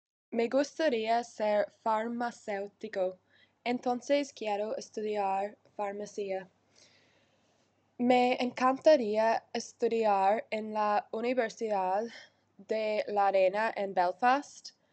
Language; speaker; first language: Spanish; non-native, learner; English